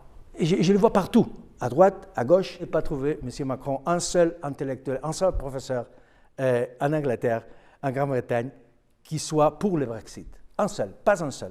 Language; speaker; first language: French; non-native, fluent; Spanish